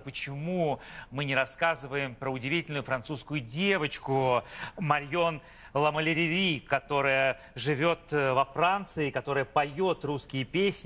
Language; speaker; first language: Russian; native; Russian